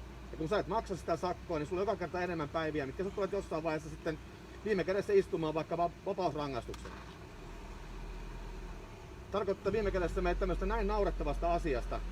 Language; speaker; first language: Finnish; native; Finnish